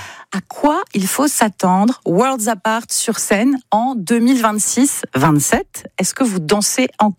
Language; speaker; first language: French; native; French